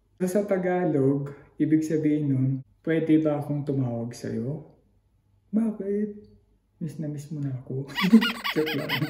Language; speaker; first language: Filipino; non-native, local second language; Hiligaynon